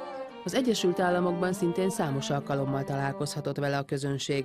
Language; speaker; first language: Hungarian; native; Hungarian